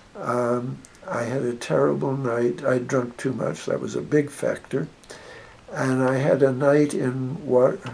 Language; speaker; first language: English; native; English